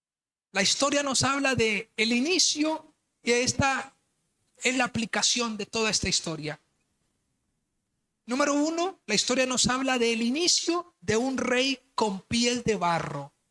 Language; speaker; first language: Spanish; native; Spanish